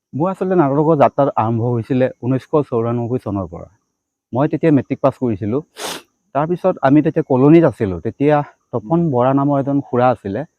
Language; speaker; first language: Assamese; native; Assamese